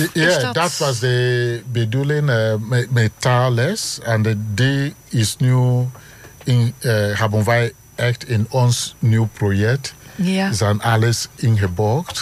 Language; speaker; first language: Dutch; non-native, learner; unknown